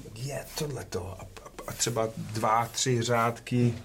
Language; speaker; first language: Czech; non-native, learner; English